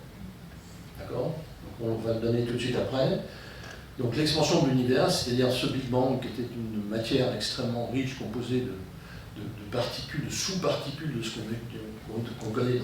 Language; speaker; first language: French; native; French